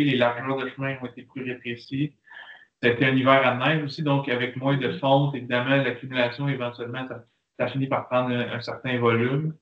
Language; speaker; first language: French; native; French